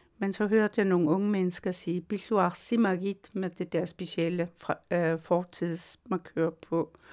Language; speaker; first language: Danish; non-native, local second language; Kalaallisut